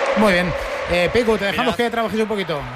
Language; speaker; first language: Spanish; native; Spanish